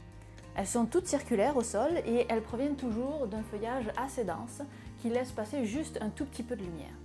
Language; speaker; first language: French; native; French